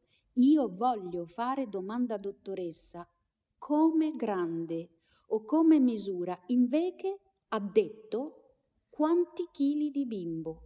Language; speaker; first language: Italian; non-native, learner; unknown